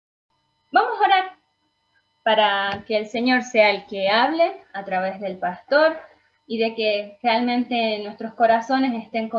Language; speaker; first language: Spanish; native; Spanish